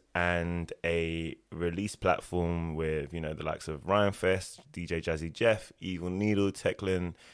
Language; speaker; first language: English; native; English